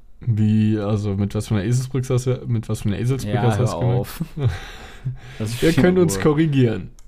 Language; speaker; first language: German; native; German